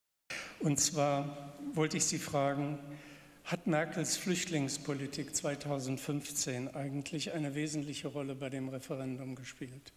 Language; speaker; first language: German; native; German